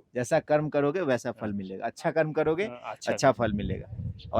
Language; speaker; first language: Hindi; native; Hindi